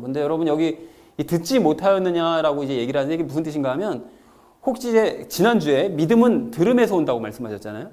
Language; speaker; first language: Korean; native; Korean